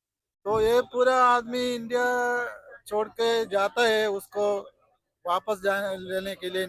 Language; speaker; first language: Hindi; non-native, local second language; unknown